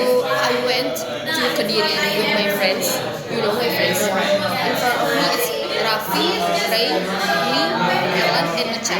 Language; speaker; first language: English; non-native, learner; Indonesian